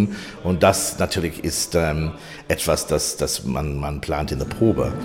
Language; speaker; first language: German; non-native, fluent; English